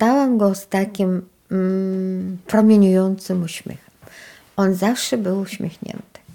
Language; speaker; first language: Polish; early bilingual, heritage; Polish